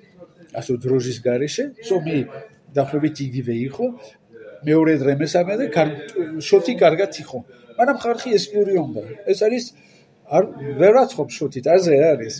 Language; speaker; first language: Georgian; non-native, learner; French